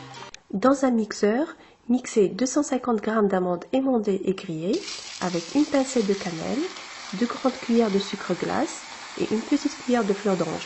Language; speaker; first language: French; non-native, local second language; Arabic